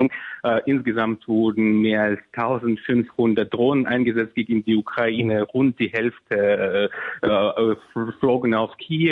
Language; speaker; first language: German; non-native, fluent; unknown